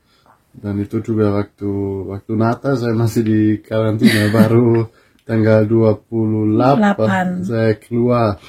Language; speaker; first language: Indonesian; non-native, learner; German